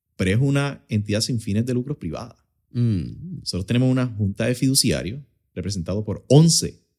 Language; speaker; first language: Spanish; native; Spanish